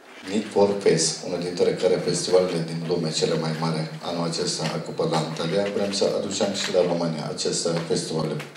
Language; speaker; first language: Romanian; non-native, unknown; Turkish